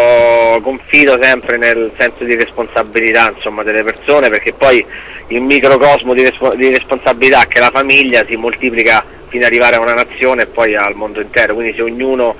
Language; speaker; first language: Italian; native; Italian